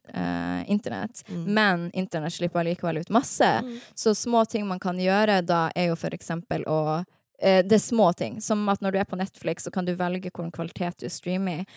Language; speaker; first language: Norwegian; native; Norwegian